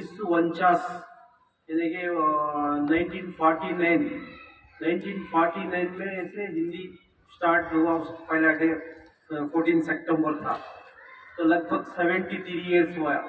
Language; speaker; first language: Hindi; non-native, local second language; Kannada